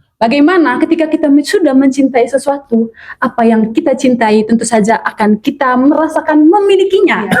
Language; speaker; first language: Indonesian; non-native, local second language; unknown